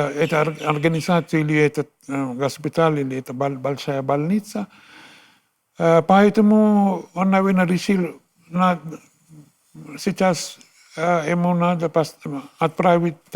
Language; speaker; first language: Russian; non-native, fluent; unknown